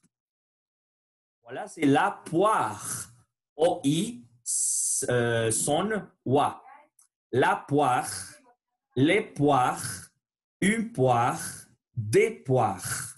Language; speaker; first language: French; non-native, learner; Spanish